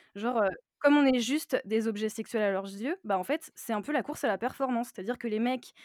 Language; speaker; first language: French; native; French